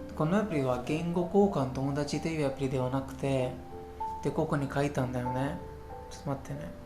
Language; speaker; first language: Japanese; non-native, fluent; Hindi